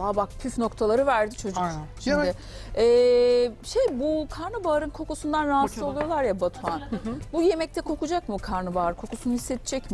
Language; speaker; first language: Turkish; native; Turkish